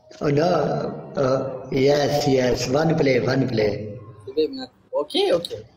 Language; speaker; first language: English; non-native, learner; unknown